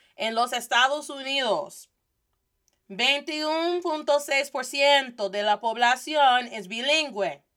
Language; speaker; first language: Spanish; non-native, fluent; English